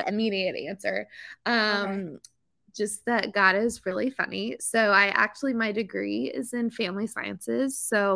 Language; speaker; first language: English; native; English